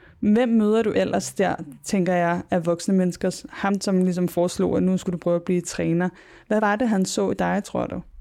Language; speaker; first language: Danish; native; Danish